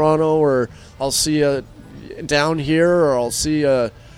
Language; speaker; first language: English; native; English